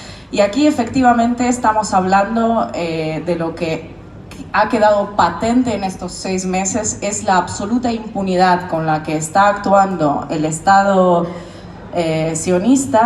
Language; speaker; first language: Spanish; non-native, fluent; Russian